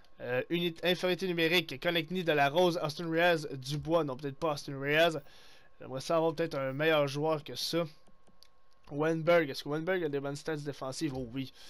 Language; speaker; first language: French; native; French